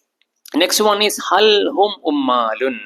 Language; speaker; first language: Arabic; non-native, fluent; Malayalam